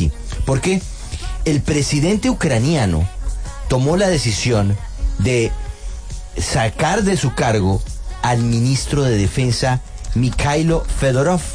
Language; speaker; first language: Spanish; native; Spanish